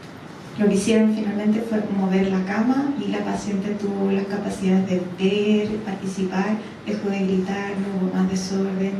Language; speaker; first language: Spanish; native; Spanish